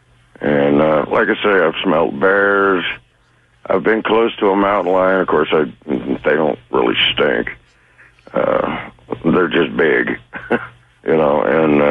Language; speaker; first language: English; native; English